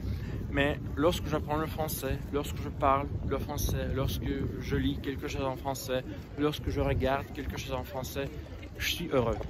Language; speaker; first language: French; non-native, fluent; Russian